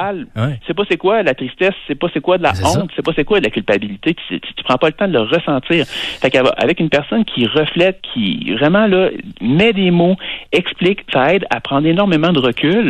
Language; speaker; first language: French; native; French